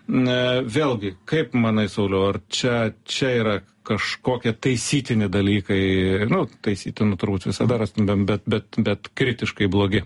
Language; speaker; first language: Lithuanian; native; Lithuanian